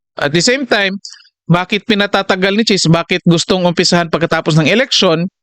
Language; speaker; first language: Filipino; non-native, local second language; Cebuano